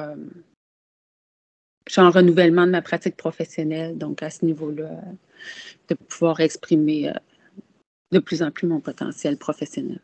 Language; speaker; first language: French; native; French